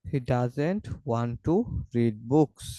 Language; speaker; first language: English; non-native, fluent; Bangla